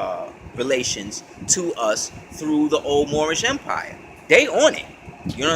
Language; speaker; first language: English; native; English